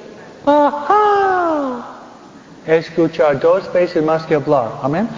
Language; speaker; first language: Spanish; non-native, fluent; English